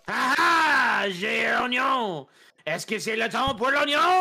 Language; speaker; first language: French; non-native, learner; English